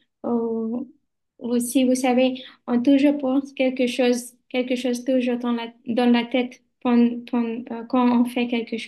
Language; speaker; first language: French; non-native, learner; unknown